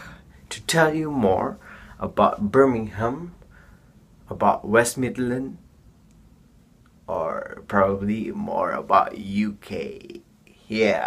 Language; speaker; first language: English; non-native, learner; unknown